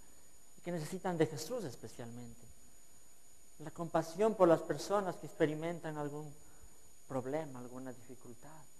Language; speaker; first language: Spanish; native; Spanish